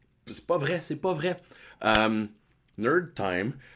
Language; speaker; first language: French; early bilingual, heritage; French